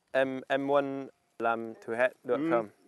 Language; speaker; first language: Vietnamese; non-native, learner; English